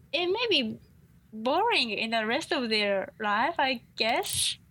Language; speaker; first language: English; non-native, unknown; Japanese